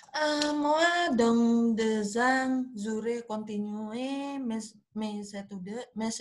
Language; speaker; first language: French; non-native, learner; Indonesian